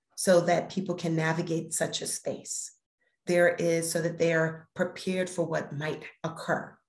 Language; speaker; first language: English; native; English